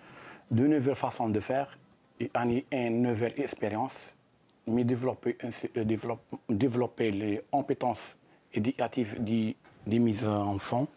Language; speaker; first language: French; non-native, learner; Arabic